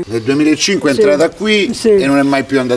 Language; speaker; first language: Italian; native; Italian